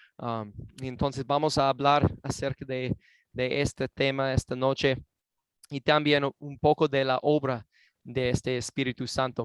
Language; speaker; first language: Spanish; non-native, fluent; English